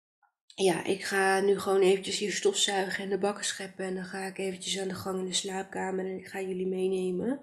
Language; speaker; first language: Dutch; native; Dutch